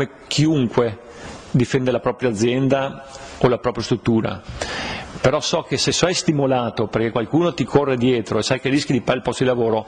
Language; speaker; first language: Italian; native; Italian